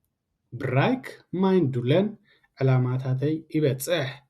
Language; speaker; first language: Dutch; non-native, learner; Tigrinya